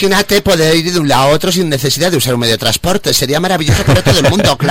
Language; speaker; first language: Spanish; native; Spanish